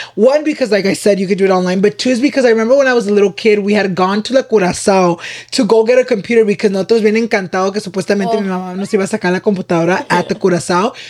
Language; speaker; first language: English; early bilingual, other home language; Spanish